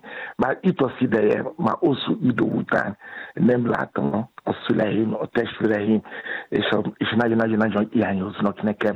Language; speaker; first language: Hungarian; non-native, fluent; Yoruba